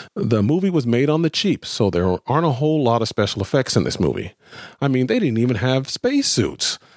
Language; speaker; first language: English; native; English